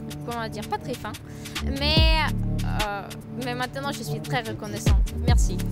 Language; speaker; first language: French; non-native, fluent; Ukrainian